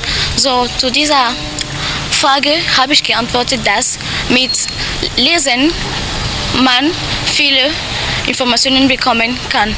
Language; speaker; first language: German; non-native, learner; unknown